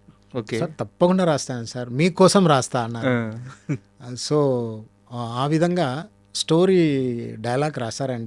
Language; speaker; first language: Telugu; non-native, fluent; Tamil